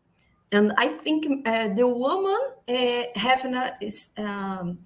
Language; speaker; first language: English; non-native, learner; Portuguese